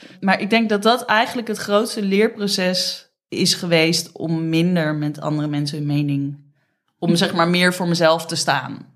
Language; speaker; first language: Dutch; native; Dutch